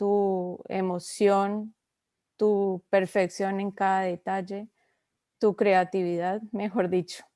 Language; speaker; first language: Spanish; native; Spanish